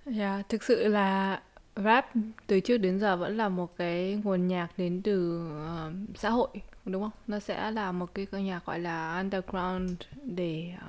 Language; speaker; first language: Vietnamese; early bilingual, heritage; Vietnamese